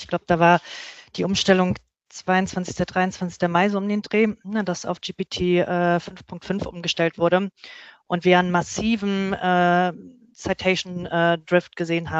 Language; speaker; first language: German; native; German